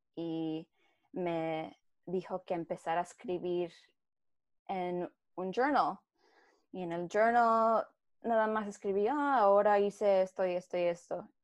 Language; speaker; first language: Spanish; early bilingual, heritage; Spanish